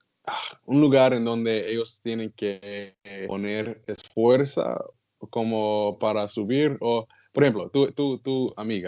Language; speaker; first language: Spanish; non-native, learner; English